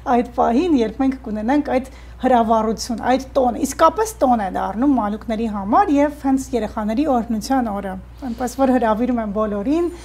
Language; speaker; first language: Armenian; native; Armenian